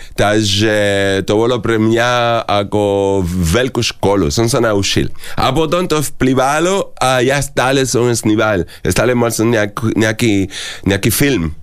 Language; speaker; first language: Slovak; non-native, fluent; Spanish